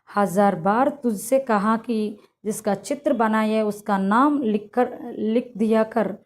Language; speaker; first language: Hindi; non-native, local second language; Telugu